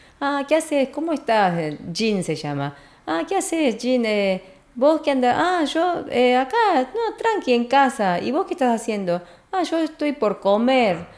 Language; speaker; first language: Spanish; early bilingual, other home language; Korean